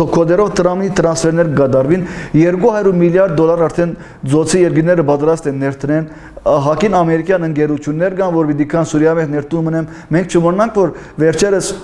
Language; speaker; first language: Armenian; early bilingual, heritage; Armenian